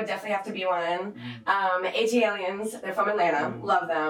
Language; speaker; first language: English; native; English